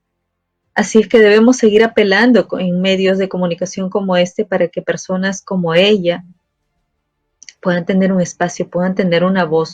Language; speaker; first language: Spanish; native; Spanish